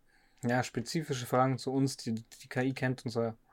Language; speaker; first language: German; native; German